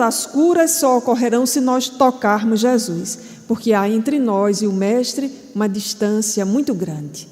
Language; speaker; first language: Portuguese; native; Portuguese